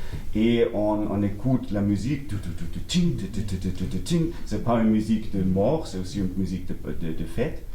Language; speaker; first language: French; non-native, learner; German